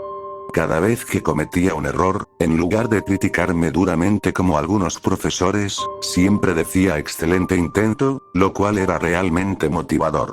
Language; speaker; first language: Spanish; native; Spanish